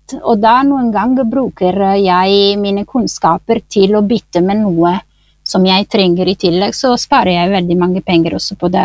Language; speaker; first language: Norwegian; non-native, fluent; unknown